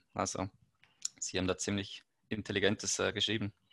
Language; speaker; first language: German; native; German